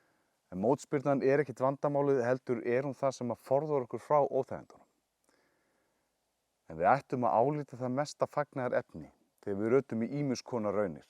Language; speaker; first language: Icelandic; native; Icelandic